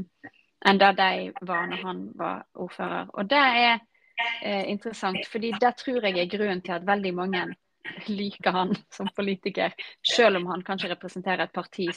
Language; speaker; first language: Norwegian; native; Norwegian